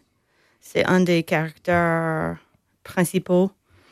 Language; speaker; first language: French; non-native, fluent; English